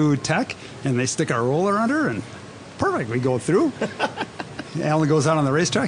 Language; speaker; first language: English; native; English